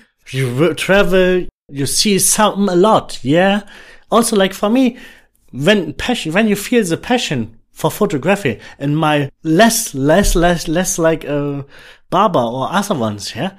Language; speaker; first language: English; non-native, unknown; German